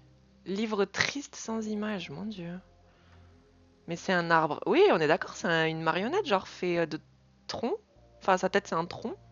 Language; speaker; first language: French; native; French